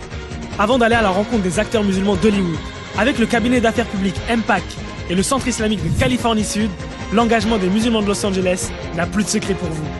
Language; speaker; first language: French; native; French